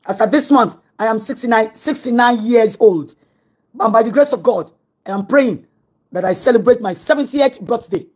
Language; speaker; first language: English; non-native, local second language; Yoruba